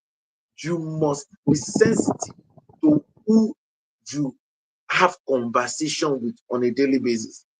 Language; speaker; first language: English; non-native, local second language; Yoruba